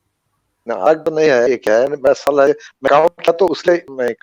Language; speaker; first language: Hindi; non-native, learner; Bangla